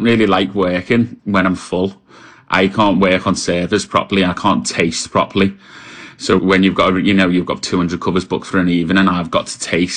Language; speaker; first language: English; native; English